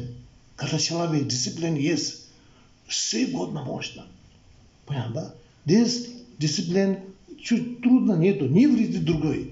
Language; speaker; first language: Russian; non-native, learner; Tibetan